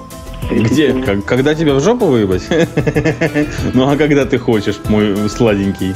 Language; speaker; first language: Russian; native; Russian